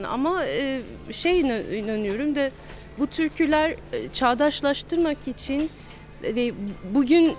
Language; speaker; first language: Turkish; non-native, fluent; English